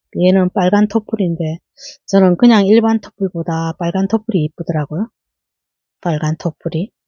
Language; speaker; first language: Korean; native; Korean